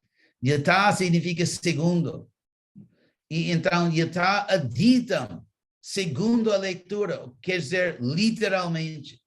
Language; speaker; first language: Portuguese; non-native, fluent; English